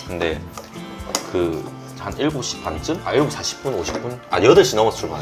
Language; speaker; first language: Korean; native; Korean